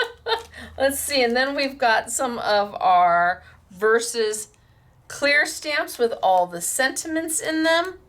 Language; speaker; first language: English; native; English